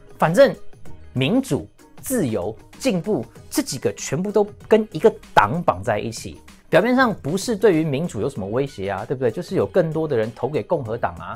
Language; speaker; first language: Chinese; early bilingual, heritage; English